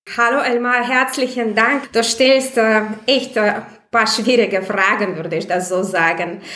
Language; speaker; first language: German; non-native, fluent; Russian